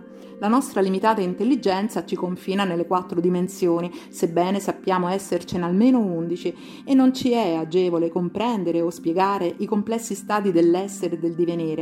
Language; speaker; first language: Italian; native; Italian